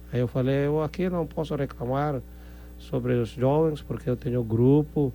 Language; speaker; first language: Portuguese; non-native, fluent; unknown